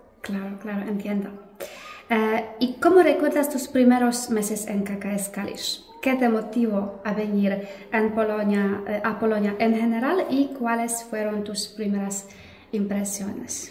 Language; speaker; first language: Spanish; non-native, fluent; Polish